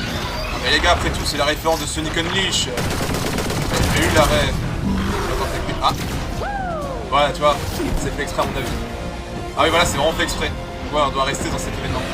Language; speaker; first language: French; native; French